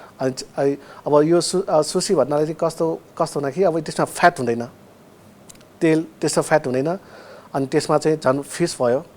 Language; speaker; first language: Nepali; non-native, local second language; Newari